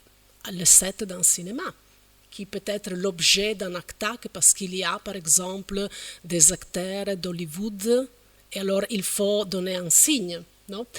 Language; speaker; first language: French; non-native, fluent; Italian